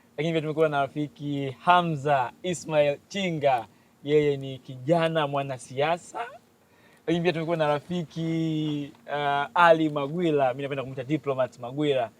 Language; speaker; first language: Swahili; native; Swahili